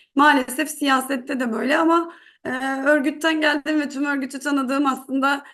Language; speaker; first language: Turkish; native; Turkish